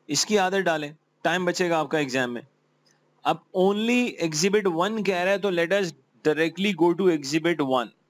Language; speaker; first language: Urdu; native; Urdu